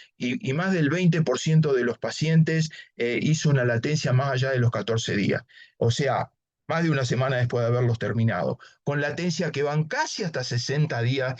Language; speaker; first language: Spanish; native; Spanish